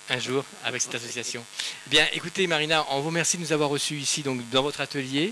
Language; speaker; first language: French; native; French